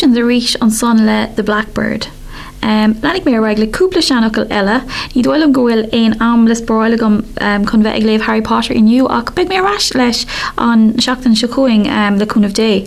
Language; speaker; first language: Irish; non-native, local second language; English